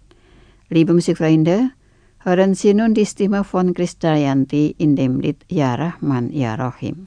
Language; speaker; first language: German; non-native, fluent; Indonesian